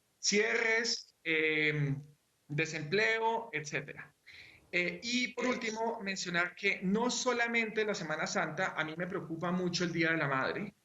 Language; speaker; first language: Spanish; native; Spanish